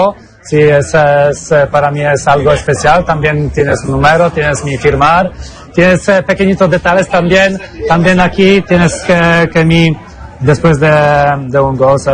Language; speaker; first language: Spanish; non-native, learner; Polish